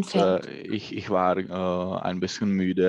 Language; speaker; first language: German; non-native, learner; Czech